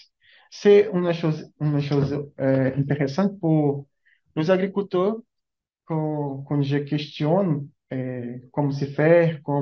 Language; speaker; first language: French; non-native, learner; Portuguese